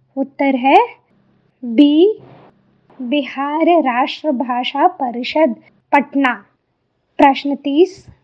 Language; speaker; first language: Hindi; native; Hindi